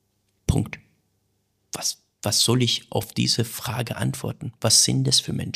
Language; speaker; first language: German; non-native, fluent; Persian